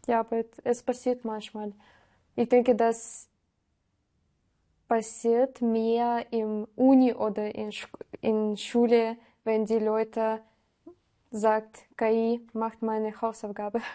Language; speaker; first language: German; non-native, learner; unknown